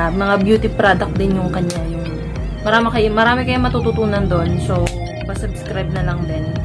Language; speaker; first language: Filipino; non-native, local second language; Waray